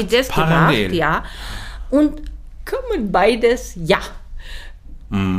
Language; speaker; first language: German; non-native, learner; Czech